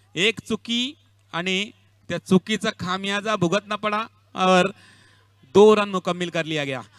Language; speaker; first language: Hindi; non-native, local second language; Marathi